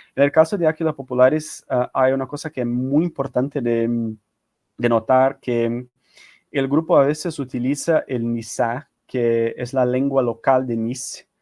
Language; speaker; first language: Spanish; non-native, fluent; Portuguese